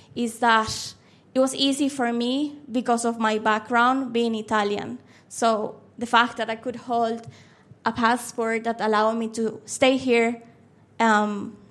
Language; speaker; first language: English; non-native, fluent; Spanish